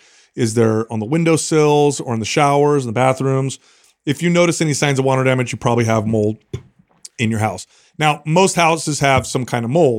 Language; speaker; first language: English; native; English